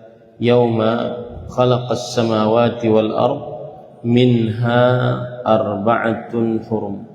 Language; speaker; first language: Arabic; non-native, fluent; Indonesian